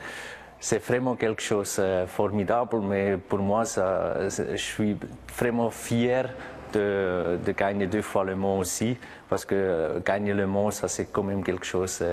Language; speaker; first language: French; non-native, local second language; German